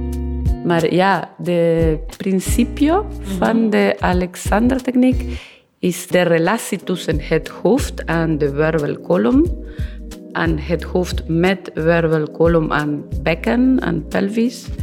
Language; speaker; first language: Dutch; non-native, learner; Spanish